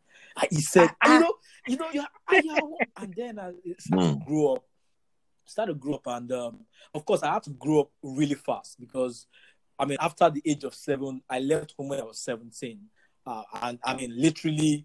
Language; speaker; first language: English; non-native, local second language; Yoruba